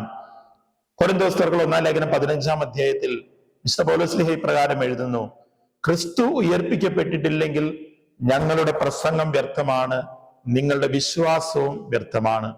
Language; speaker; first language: Malayalam; native; Malayalam